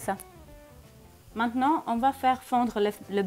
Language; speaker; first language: French; non-native, learner; Greek